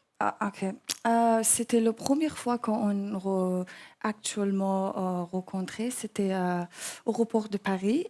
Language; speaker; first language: French; non-native, learner; English